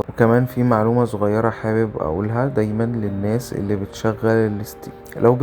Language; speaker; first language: Arabic; native; Arabic